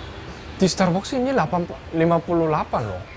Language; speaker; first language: Indonesian; non-native, fluent; Korean